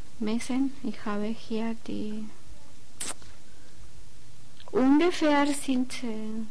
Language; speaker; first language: German; non-native, learner; Spanish